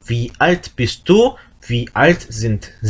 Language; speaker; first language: German; non-native, learner; Korean